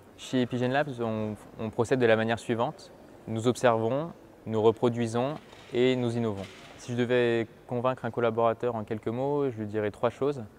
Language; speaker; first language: French; native; French